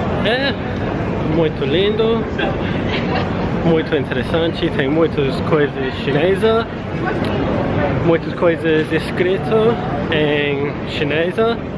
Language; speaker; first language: Portuguese; non-native, learner; English